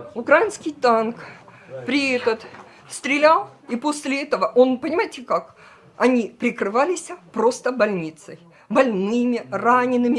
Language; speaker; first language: Russian; native; Russian